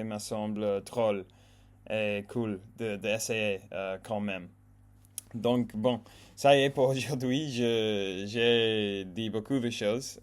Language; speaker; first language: French; non-native, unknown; English